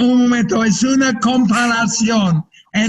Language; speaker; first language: Spanish; non-native, fluent; English